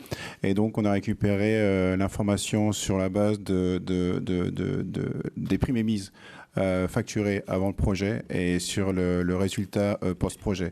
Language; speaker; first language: French; native; French